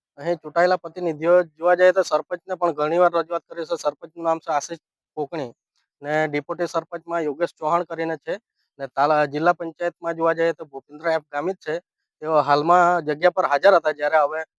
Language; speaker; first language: Gujarati; non-native, local second language; Gamit